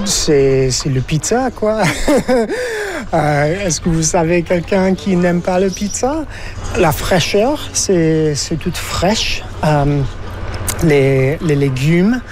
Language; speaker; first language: French; non-native, fluent; English